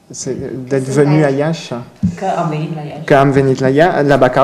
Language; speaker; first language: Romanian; non-native, learner; French